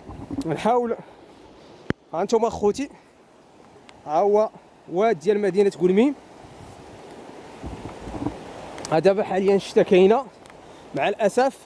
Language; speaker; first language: Arabic; native; Arabic